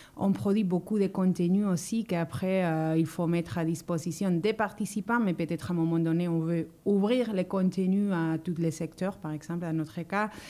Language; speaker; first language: French; non-native, fluent; Spanish